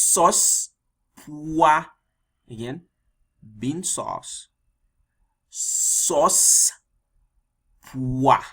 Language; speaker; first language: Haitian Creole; early bilingual, heritage; Haitian Creole